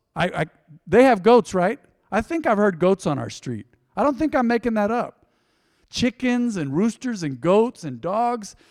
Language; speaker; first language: English; early bilingual, other home language; Spanish